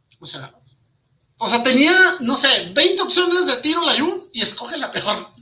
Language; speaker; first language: Spanish; native; Spanish